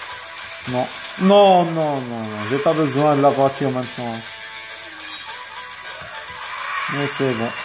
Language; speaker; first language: French; non-native, fluent; Arabic